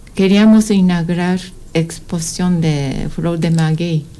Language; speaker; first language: Spanish; non-native, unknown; Japanese